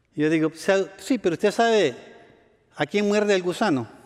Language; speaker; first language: Spanish; native; Spanish